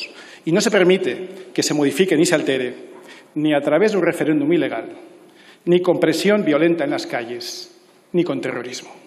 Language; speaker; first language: Spanish; native; Spanish